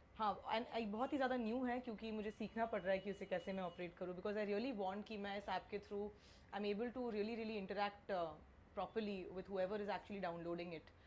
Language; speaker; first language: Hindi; non-native, local second language; Bangla